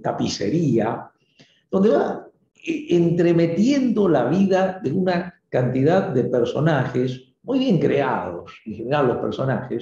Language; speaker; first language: Spanish; native; Spanish